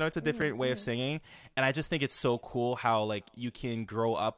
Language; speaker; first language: English; non-native, fluent; French